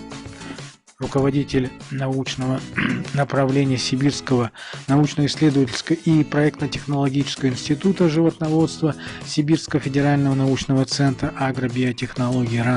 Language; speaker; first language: Russian; native; Russian